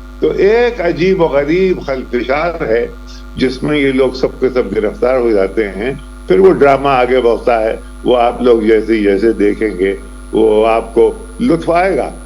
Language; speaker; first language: Urdu; native; Urdu